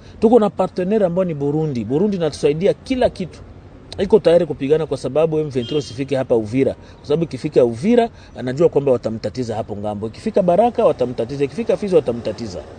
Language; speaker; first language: Swahili; native; Swahili